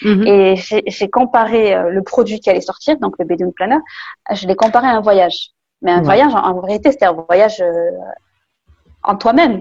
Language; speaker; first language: French; native; French